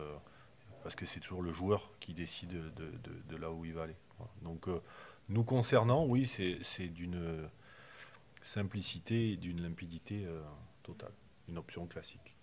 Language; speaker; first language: French; native; French